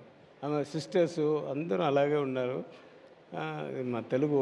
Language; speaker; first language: Telugu; non-native, learner; Tamil